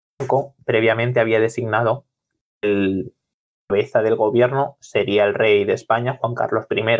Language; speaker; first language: Spanish; non-native, local second language; Catalan